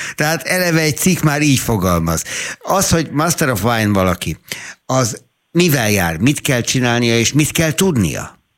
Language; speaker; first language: Hungarian; native; Hungarian